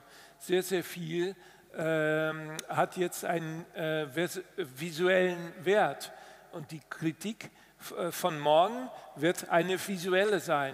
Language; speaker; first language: German; non-native, fluent; Dutch